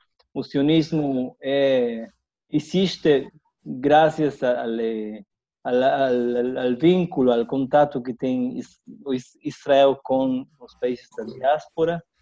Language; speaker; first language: Portuguese; non-native, fluent; Spanish